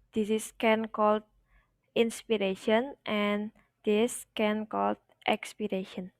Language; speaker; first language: English; non-native, learner; Indonesian